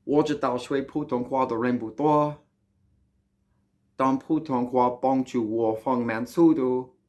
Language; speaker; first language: Chinese; non-native, learner; English